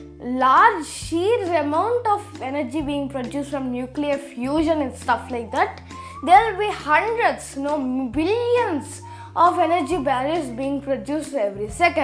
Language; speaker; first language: English; early bilingual, other home language; Telugu